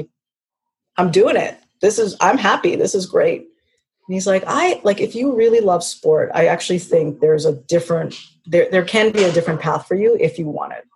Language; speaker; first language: English; native; English